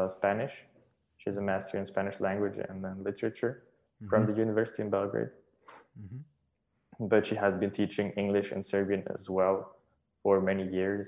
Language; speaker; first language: English; non-native, fluent; Serbian